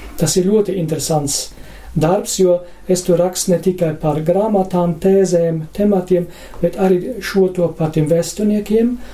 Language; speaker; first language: Latvian; non-native, fluent; German